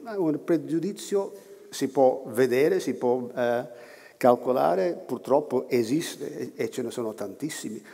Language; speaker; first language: Italian; non-native, fluent; English